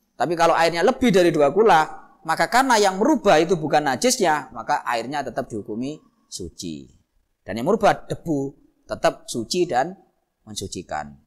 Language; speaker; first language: Indonesian; non-native, local second language; Javanese